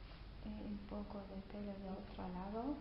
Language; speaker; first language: Spanish; non-native, fluent; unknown